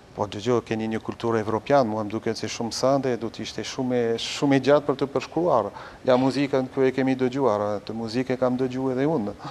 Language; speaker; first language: Albanian; non-native, fluent; French